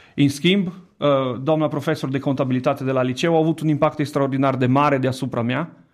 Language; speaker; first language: Romanian; non-native, fluent; Italian